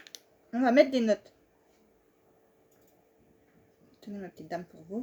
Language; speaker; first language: French; native; French